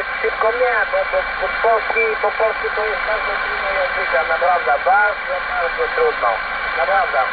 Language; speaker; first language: Polish; non-native, learner; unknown